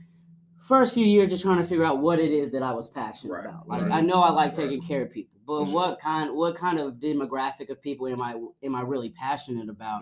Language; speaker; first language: English; native; English